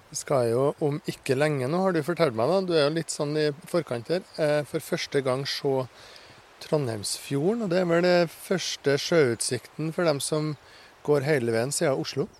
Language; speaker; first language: Norwegian; native; Norwegian